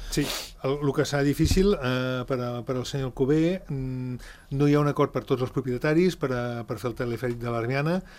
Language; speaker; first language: Catalan; native; Catalan